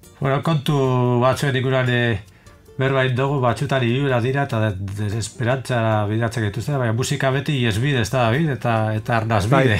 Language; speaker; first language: Basque; native; Basque